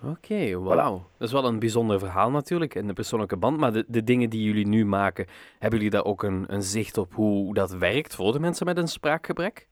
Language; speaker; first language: Dutch; native; Dutch